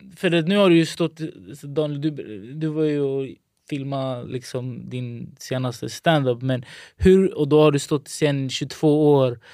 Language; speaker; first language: Swedish; early bilingual, other home language; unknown